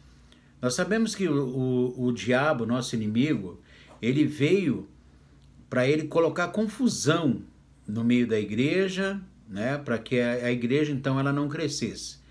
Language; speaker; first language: Portuguese; native; Portuguese